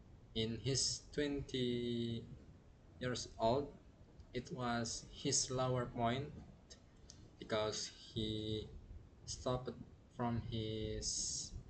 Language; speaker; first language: English; non-native, learner; Indonesian